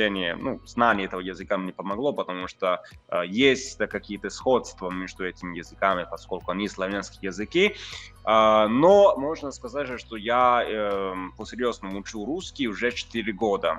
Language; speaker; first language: Russian; non-native, fluent; Italian